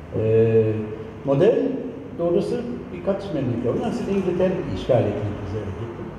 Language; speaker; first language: Turkish; non-native, fluent; English